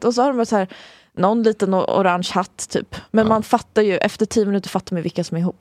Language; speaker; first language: Swedish; native; Swedish